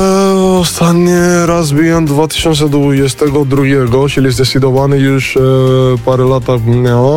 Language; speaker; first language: Polish; non-native, learner; Spanish